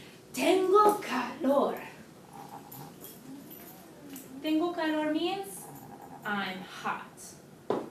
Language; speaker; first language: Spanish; non-native, fluent; English